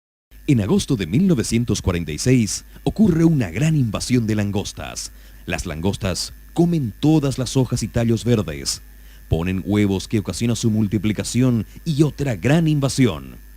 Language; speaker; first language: Spanish; native; Spanish